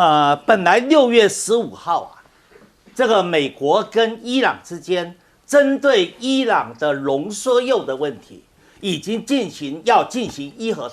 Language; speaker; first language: Chinese; native; Chinese